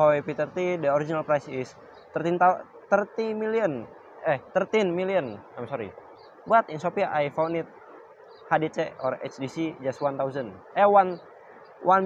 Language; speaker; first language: English; non-native, learner; Indonesian